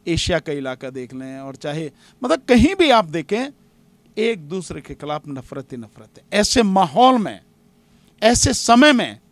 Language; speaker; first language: Hindi; native; Hindi